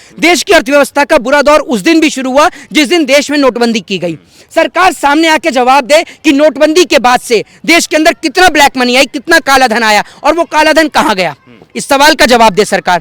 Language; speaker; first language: Hindi; native; Hindi